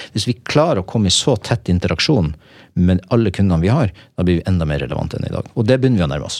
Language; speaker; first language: Norwegian; native; Norwegian